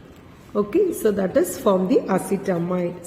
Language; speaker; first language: English; non-native, local second language; Tamil